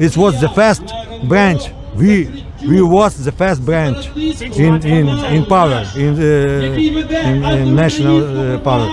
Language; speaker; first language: English; non-native, learner; Ukrainian